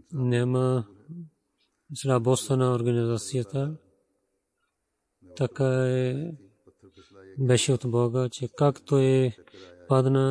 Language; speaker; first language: Bulgarian; non-native, learner; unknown